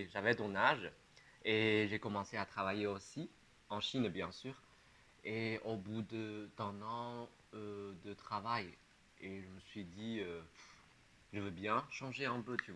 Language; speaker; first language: French; non-native, fluent; Chinese